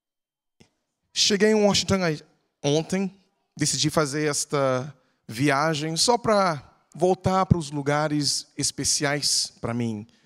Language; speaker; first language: Portuguese; non-native, fluent; English